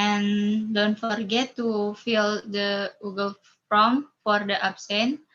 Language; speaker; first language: English; non-native, learner; Indonesian